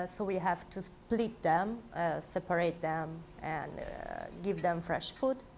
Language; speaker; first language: English; non-native, fluent; Italian